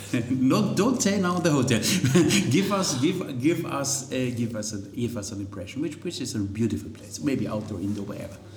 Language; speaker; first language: English; non-native, fluent; German